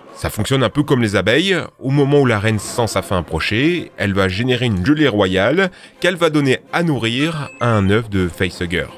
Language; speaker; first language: French; native; French